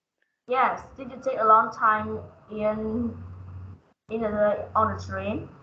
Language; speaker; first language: English; non-native, learner; Vietnamese